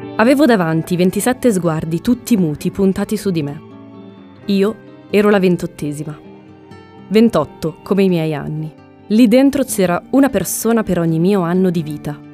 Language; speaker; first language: Italian; early bilingual, other home language; Spanish